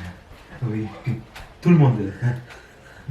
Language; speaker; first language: French; non-native, learner; Sinhala